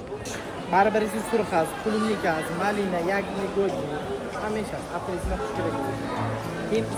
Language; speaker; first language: Persian; non-native, learner; Uzbek